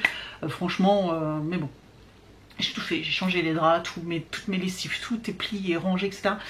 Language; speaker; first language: French; native; French